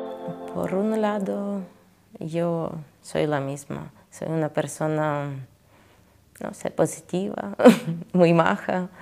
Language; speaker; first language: Spanish; non-native, fluent; Ukrainian